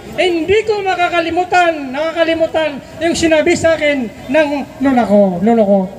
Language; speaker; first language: Filipino; non-native, local second language; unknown